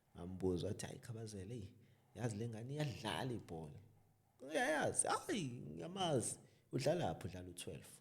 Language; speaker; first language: Zulu; native; Zulu